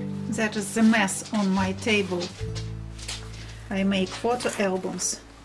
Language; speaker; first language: English; non-native, fluent; Russian